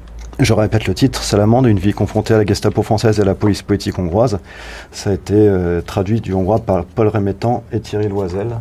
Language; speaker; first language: French; native; French